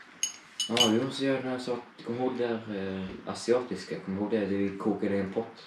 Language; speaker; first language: Swedish; native; Swedish